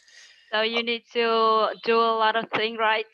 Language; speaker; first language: English; non-native, learner; Vietnamese